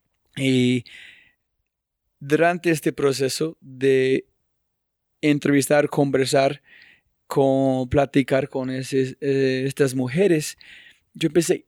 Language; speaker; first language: Spanish; non-native, fluent; English